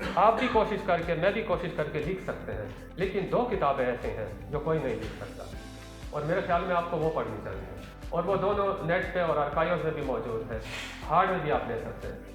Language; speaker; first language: Urdu; non-native, local second language; Pashto